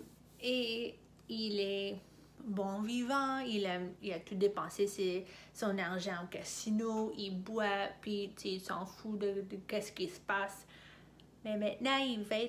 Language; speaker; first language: French; non-native, fluent; English